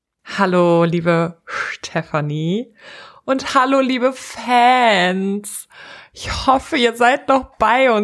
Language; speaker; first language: German; native; German